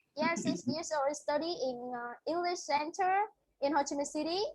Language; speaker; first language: English; non-native, learner; Vietnamese